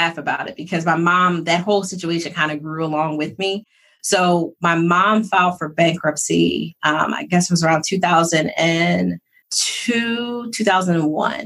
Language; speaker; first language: English; native; English